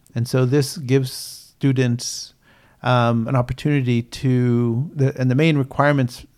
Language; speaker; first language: English; native; English